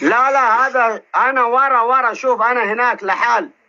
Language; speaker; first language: Arabic; non-native, learner; Oromo